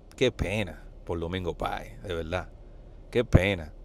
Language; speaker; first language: Spanish; native; Spanish